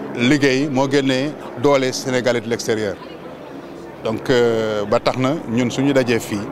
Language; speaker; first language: Wolof; non-native, local second language; Fula